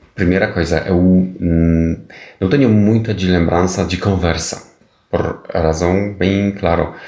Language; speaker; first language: Portuguese; non-native, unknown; Polish